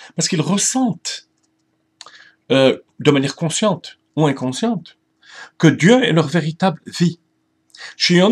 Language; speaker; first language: French; native; French